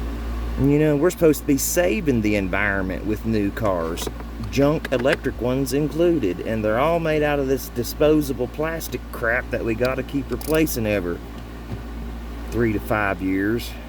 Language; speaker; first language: English; native; English